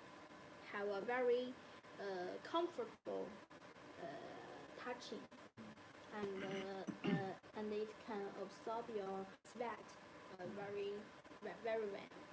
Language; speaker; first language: English; non-native, learner; Chinese